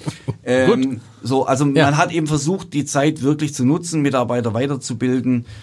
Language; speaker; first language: German; native; German